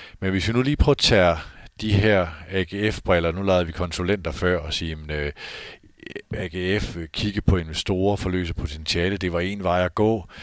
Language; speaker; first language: Danish; native; Danish